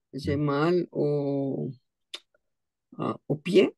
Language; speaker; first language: French; non-native, learner; Spanish